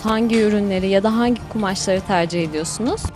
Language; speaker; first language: Turkish; native; Turkish